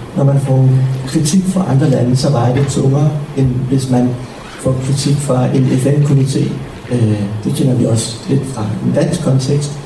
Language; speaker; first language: Danish; native; Danish